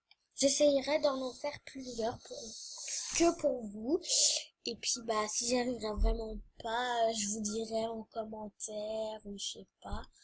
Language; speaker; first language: French; native; French